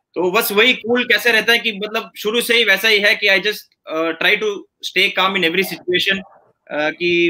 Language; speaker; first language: Hindi; non-native, local second language; Gujarati